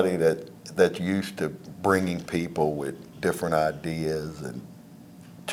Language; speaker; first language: English; native; English